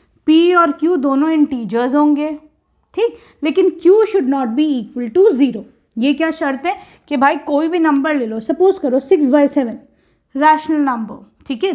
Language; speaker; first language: Hindi; native; Hindi